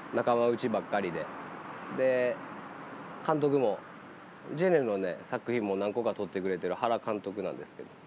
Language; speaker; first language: Japanese; native; Japanese